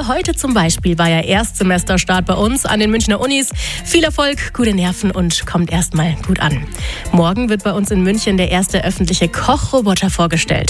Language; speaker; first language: German; native; German